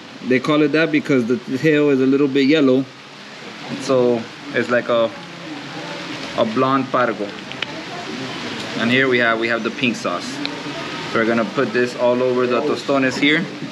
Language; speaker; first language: English; early bilingual, other home language; Spanish